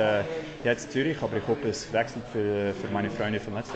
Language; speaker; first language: German; non-native, learner; English